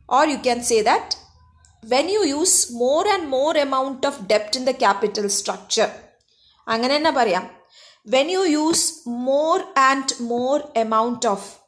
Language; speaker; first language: English; non-native, local second language; Malayalam